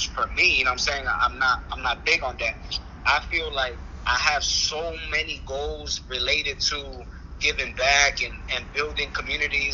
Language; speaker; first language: English; native; English